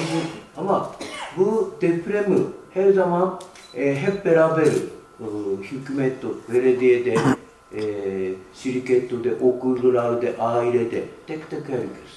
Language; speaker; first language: Turkish; non-native, fluent; Japanese